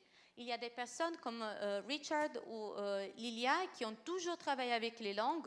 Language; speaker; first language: French; non-native, fluent; Italian